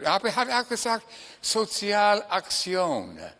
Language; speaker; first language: German; non-native, fluent; English